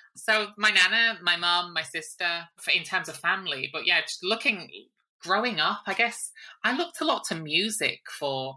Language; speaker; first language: English; native; English